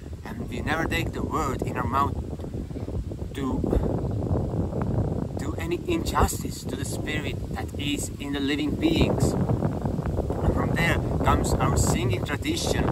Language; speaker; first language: English; non-native, fluent; Estonian